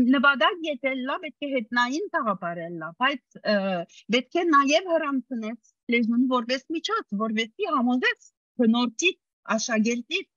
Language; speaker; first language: Armenian; early bilingual, heritage; Armenian